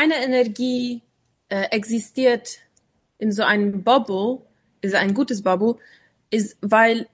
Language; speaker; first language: German; non-native, learner; English